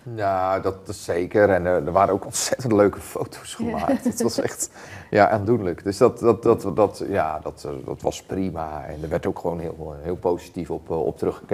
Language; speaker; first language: Dutch; native; Dutch